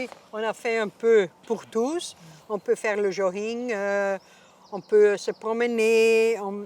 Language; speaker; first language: French; non-native, local second language; Dutch